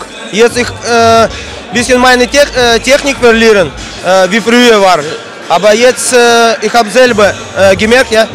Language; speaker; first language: German; non-native, learner; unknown